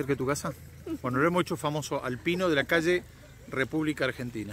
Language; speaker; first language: Spanish; native; Spanish